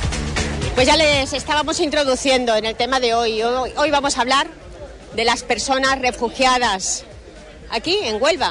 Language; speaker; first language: Spanish; native; Spanish